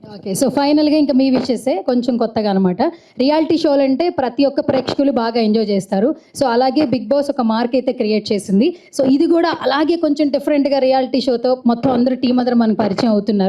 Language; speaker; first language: Telugu; native; Telugu